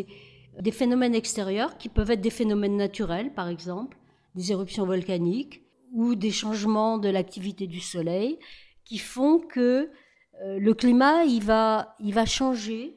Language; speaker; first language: French; native; French